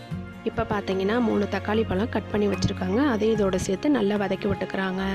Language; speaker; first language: Tamil; native; Tamil